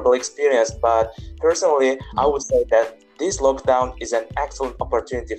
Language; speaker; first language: English; non-native, fluent; Uzbek